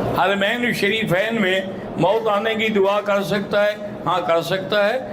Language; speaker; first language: Urdu; native; Urdu